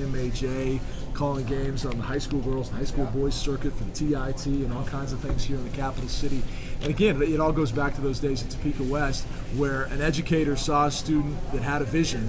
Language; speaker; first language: English; native; English